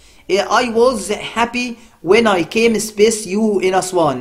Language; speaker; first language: English; non-native, fluent; Arabic